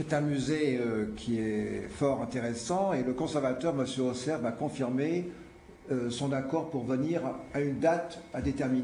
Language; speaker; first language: French; native; French